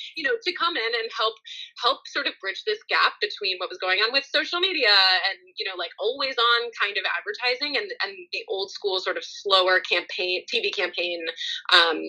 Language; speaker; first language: English; native; English